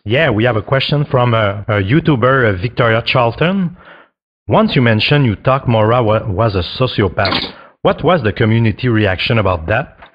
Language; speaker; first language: English; non-native, fluent; French